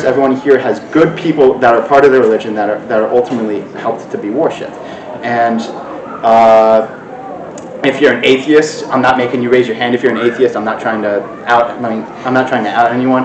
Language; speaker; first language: English; native; English